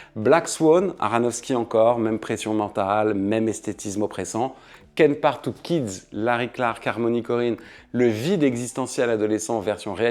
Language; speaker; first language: French; native; French